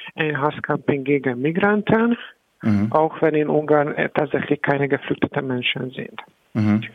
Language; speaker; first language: German; non-native, learner; Hungarian